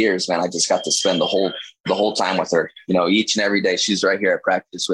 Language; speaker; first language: English; native; English